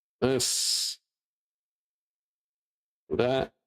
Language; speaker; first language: English; native; English